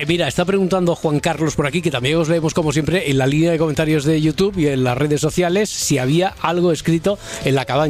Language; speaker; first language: Spanish; native; Spanish